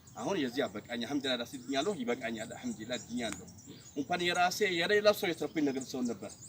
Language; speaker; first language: Amharic; non-native, local second language; Sebat Bet Gurage